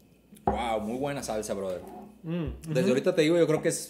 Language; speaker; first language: Spanish; native; Spanish